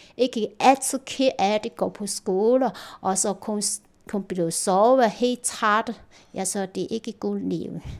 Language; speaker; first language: Danish; non-native, learner; Chinese